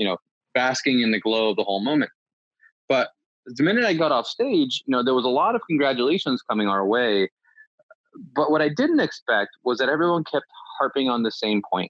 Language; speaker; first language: English; native; English